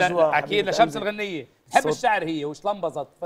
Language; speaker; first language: Arabic; native; Arabic